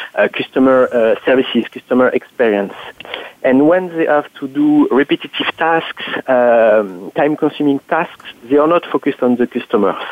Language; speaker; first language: English; non-native, fluent; French